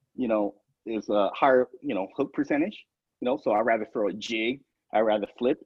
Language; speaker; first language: English; native; English